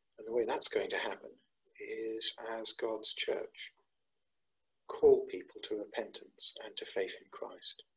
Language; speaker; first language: English; native; English